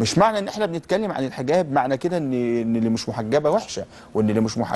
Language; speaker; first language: Arabic; native; Arabic